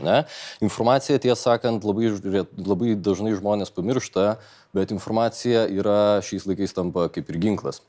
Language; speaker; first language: Lithuanian; native; Lithuanian